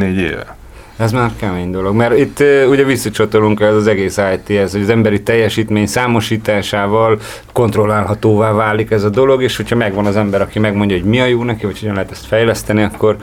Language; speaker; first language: Hungarian; native; Hungarian